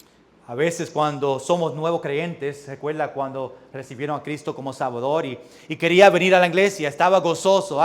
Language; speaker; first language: Spanish; early bilingual, heritage; English